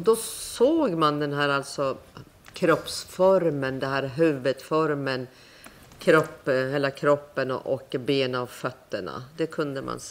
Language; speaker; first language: Swedish; non-native, fluent; Persian